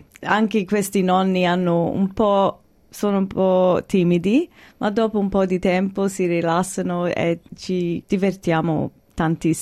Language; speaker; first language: Italian; early bilingual, heritage; English